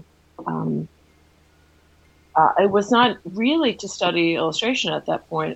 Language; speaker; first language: English; native; English